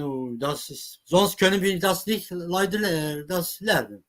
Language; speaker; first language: German; non-native, fluent; Kurdish